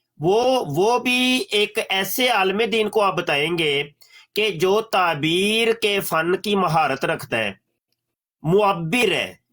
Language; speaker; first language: Urdu; non-native, local second language; Punjabi